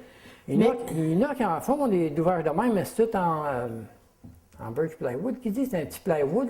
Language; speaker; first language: French; native; French